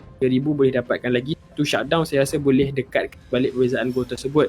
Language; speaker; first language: Malay; native; Malay